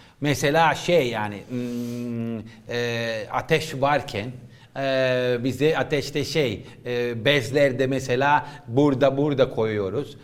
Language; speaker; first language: Turkish; non-native, learner; Italian